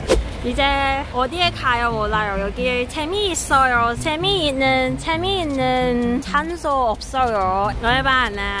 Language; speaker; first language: Korean; non-native, learner; Cantonese